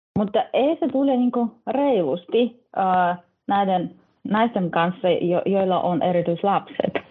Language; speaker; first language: Finnish; non-native, fluent; Russian